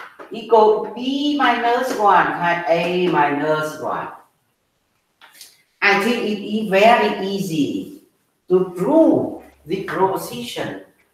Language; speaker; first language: English; non-native, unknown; Vietnamese